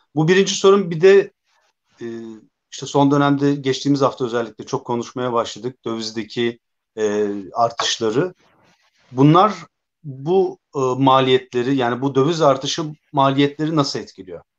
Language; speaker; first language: Turkish; native; Turkish